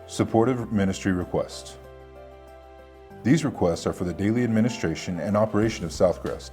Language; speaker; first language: English; native; English